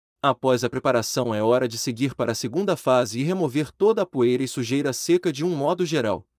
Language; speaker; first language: Portuguese; native; Portuguese